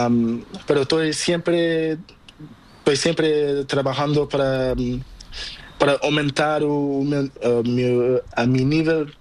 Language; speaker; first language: Spanish; non-native, learner; Portuguese